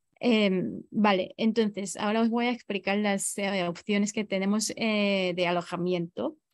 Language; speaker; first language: Spanish; non-native, fluent; Japanese